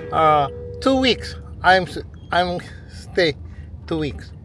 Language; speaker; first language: English; non-native, learner; Japanese